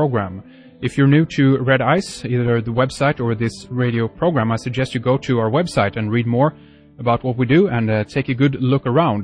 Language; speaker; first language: English; non-native, fluent; Swedish